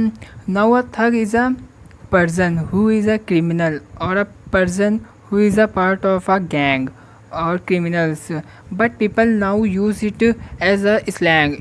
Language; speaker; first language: English; non-native, local second language; Hindi